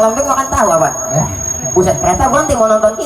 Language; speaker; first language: Indonesian; native; Indonesian